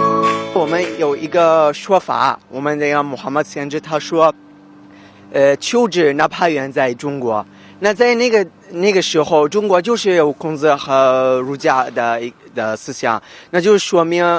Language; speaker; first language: Chinese; non-native, fluent; Arabic